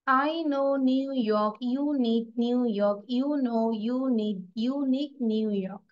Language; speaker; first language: English; non-native, local second language; Bangla